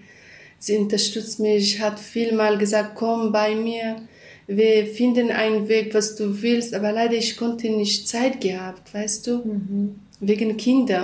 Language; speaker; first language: German; non-native, learner; Central Kurdish